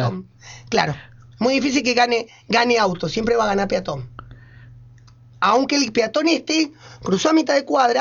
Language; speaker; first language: Spanish; native; Spanish